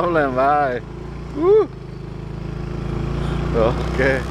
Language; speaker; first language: English; non-native, fluent; Polish